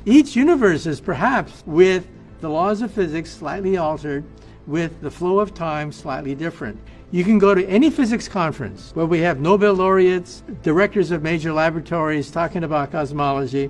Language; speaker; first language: English; native; English